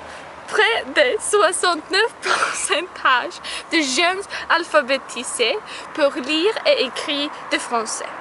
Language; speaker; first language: French; non-native, learner; Swedish